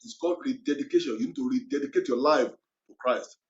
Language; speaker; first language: English; non-native, local second language; Yoruba